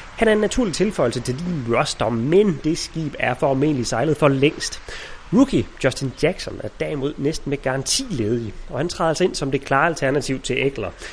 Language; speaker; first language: Danish; native; Danish